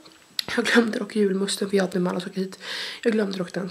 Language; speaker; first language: Swedish; native; Swedish